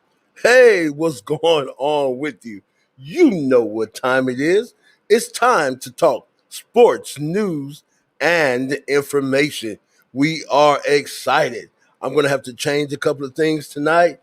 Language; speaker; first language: English; native; English